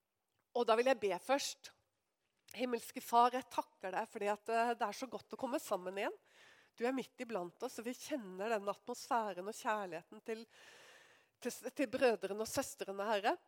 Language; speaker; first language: Norwegian; native; Norwegian